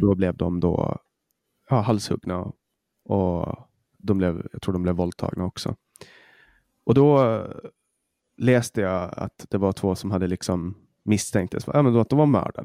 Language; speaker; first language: Swedish; native; Swedish